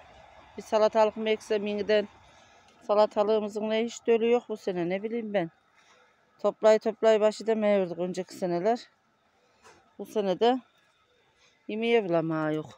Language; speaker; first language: Turkish; native; Turkish